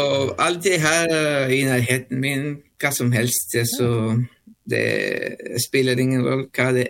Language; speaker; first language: Norwegian; non-native, learner; Spanish